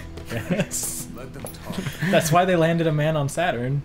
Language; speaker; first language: English; native; English